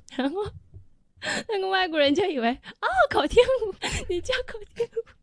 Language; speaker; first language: Chinese; native; Chinese